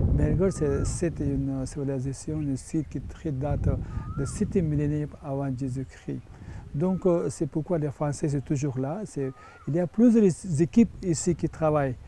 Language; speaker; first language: French; non-native, fluent; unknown